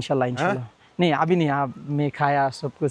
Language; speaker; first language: Hindi; non-native, learner; Bangla